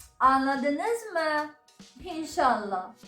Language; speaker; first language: Turkish; non-native, learner; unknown